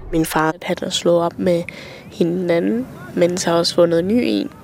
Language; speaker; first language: Danish; early bilingual, other home language; Thai